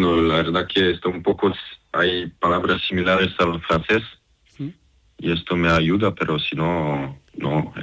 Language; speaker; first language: Spanish; non-native, learner; Serbian